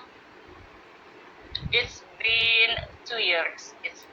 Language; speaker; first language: English; non-native, learner; Indonesian